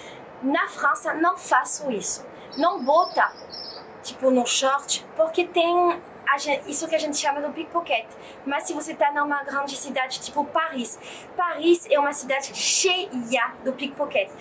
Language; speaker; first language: Portuguese; non-native, fluent; French